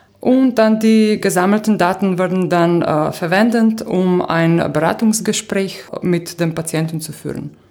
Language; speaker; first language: German; non-native, fluent; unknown